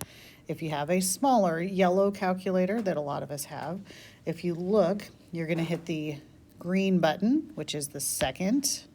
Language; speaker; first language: English; native; English